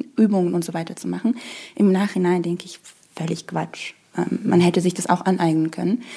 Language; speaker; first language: German; non-native, fluent; Arabic